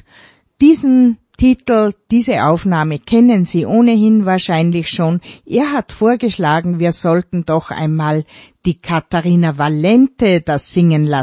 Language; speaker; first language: German; native; German